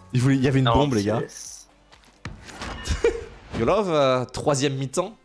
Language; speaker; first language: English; non-native, learner; French